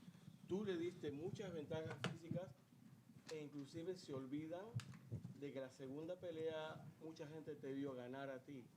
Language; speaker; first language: Spanish; native; Spanish